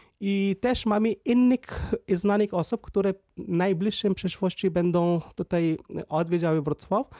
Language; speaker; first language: Polish; non-native, fluent; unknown